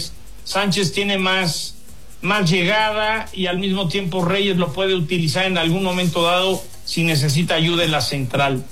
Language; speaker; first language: Spanish; native; Spanish